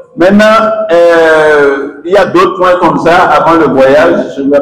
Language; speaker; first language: French; non-native, local second language; Yoruba